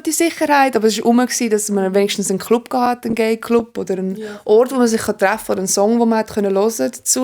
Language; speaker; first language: German; native; German